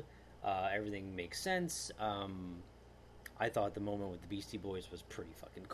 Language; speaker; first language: English; native; English